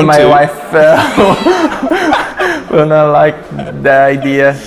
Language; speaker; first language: English; non-native, learner; Portuguese